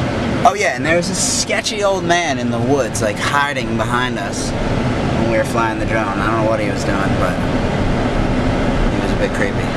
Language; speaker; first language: English; native; English